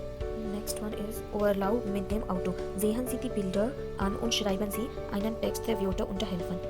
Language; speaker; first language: German; non-native, fluent; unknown